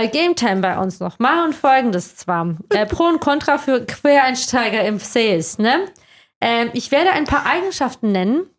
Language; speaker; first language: German; native; German